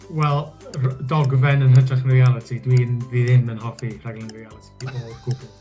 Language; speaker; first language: Welsh; non-native, local second language; English